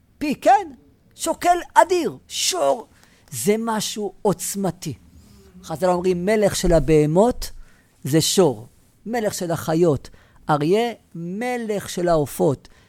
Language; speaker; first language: Hebrew; native; Hebrew